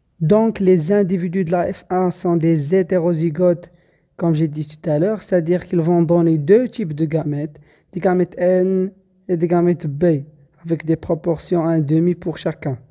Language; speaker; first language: French; non-native, local second language; Arabic